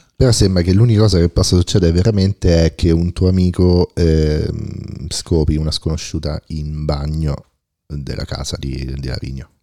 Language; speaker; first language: Italian; native; Italian